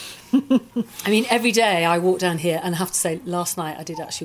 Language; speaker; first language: English; native; English